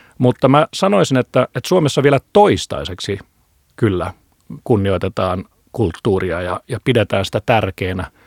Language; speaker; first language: Finnish; native; Finnish